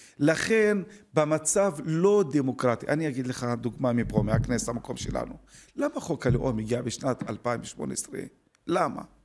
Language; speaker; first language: Hebrew; non-native, local second language; Arabic